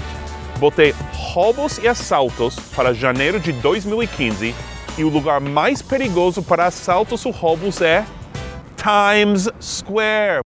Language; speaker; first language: Portuguese; non-native, fluent; English